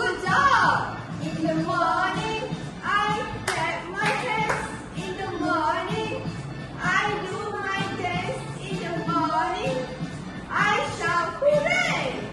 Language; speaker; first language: English; non-native, learner; Malay